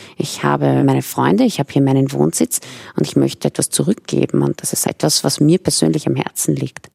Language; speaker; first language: German; early bilingual, other home language; Persian